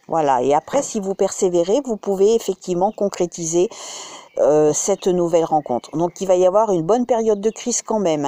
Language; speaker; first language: French; native; French